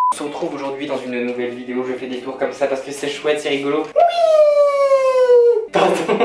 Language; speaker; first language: French; native; French